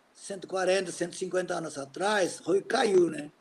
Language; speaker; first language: Portuguese; non-native, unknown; Japanese